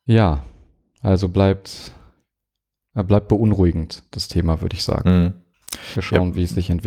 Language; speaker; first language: German; native; German